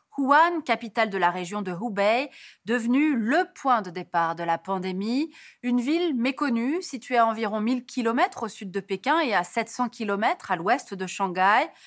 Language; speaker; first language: French; native; French